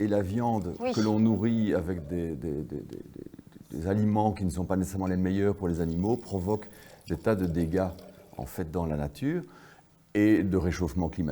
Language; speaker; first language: French; native; French